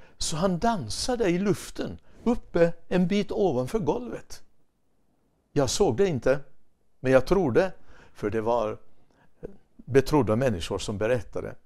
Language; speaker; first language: Swedish; native; Swedish